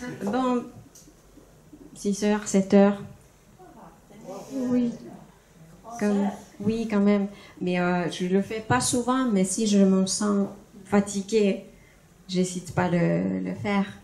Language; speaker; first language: French; non-native, fluent; Finnish